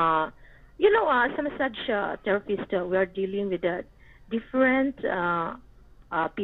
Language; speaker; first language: English; non-native, local second language; Hiligaynon